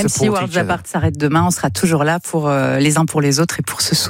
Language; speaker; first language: French; native; French